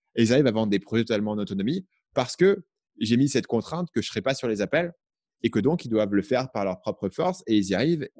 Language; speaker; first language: French; native; French